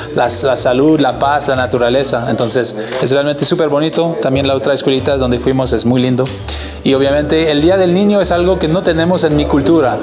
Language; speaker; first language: Spanish; non-native, fluent; English